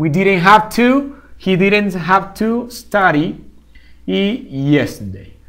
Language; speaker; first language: English; non-native, fluent; Spanish